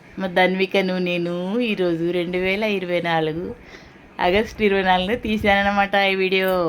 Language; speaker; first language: Telugu; native; Telugu